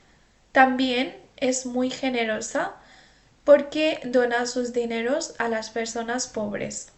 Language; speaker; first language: Spanish; non-native, fluent; Urdu